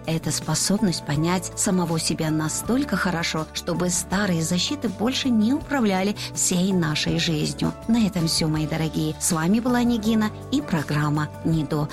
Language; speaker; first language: Russian; non-native, local second language; Tajik